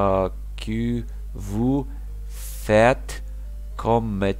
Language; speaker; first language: French; non-native, learner; Russian